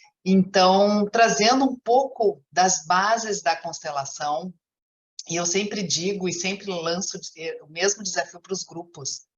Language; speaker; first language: Portuguese; native; Portuguese